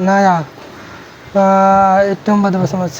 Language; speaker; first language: Tamil; non-native, local second language; Hindi